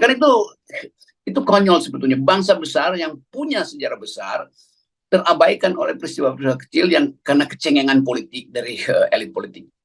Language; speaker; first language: Indonesian; native; Indonesian